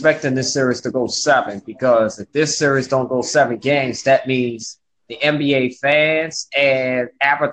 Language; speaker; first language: English; native; English